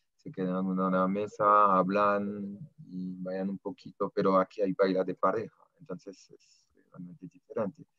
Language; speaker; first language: Spanish; non-native, fluent; French